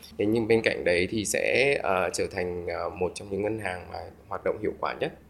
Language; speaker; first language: Vietnamese; native; Vietnamese